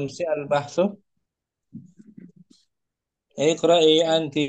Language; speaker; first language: Arabic; non-native, fluent; Indonesian